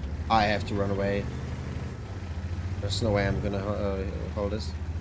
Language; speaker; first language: English; non-native, fluent; Czech